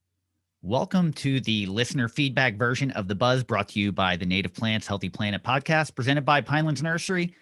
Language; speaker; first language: English; native; English